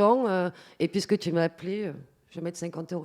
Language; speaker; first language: French; native; French